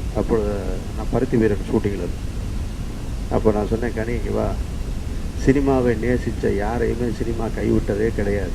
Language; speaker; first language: Tamil; native; Tamil